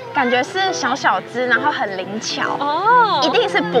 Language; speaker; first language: Chinese; native; Chinese